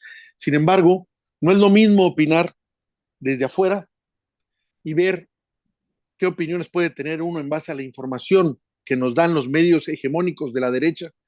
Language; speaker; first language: Spanish; native; Spanish